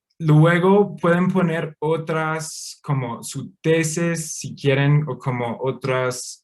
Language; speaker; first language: Spanish; non-native, fluent; English